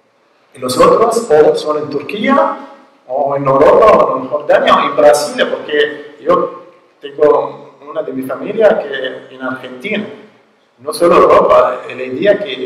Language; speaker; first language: Spanish; non-native, learner; Arabic